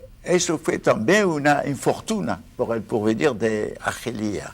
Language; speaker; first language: Spanish; non-native, fluent; French